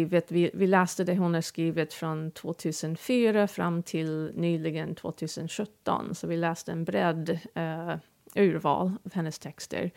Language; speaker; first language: Swedish; non-native, fluent; English